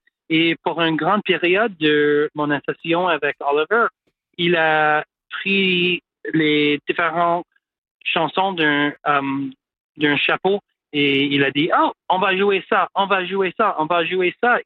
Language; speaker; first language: French; non-native, local second language; English